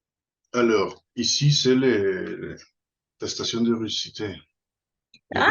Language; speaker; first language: French; non-native, fluent; Spanish